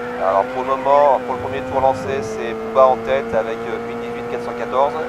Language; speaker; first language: French; native; French